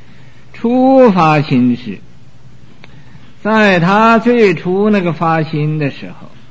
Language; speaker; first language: Chinese; native; Chinese